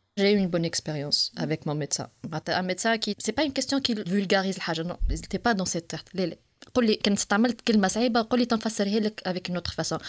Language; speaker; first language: French; non-native, local second language; Arabic